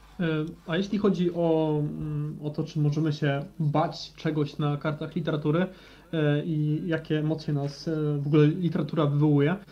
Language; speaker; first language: Polish; native; Polish